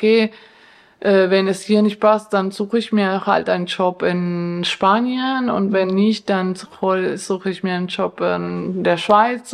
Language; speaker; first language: German; non-native, fluent; Spanish